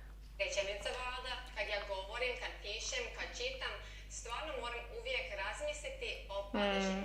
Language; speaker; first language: Croatian; non-native, learner; English